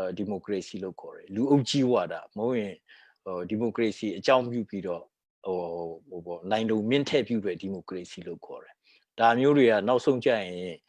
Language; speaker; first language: Burmese; non-native, local second language; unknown